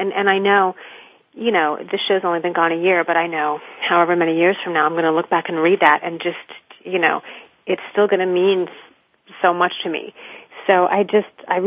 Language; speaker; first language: English; native; English